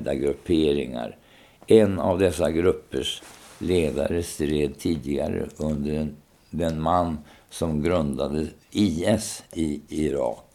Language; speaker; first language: Swedish; native; Swedish